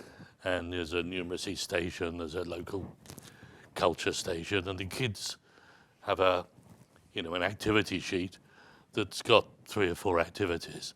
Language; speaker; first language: English; native; English